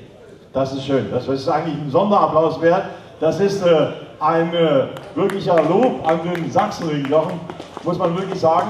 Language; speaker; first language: German; native; German